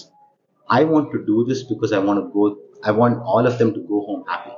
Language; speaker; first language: English; non-native, local second language; Kannada